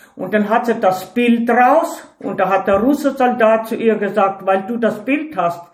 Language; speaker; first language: German; early bilingual, heritage; Ukrainian